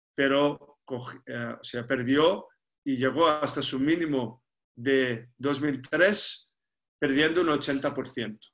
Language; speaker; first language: Spanish; non-native, fluent; Greek